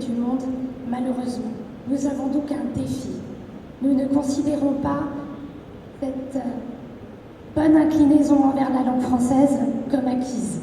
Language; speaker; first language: French; native; French